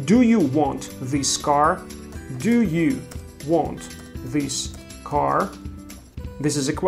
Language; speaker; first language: English; non-native, fluent; Russian